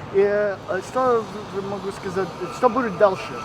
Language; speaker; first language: Russian; non-native, learner; English